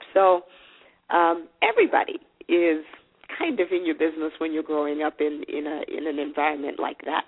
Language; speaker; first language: English; non-native, local second language; Shona